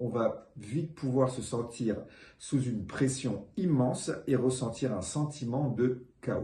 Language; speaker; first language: French; native; French